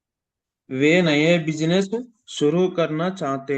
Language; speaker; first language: Hindi; non-native, learner; Telugu